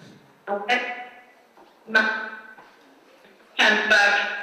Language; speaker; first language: English; non-native, learner; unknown